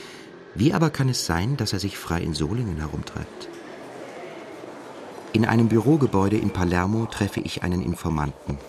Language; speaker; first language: German; native; German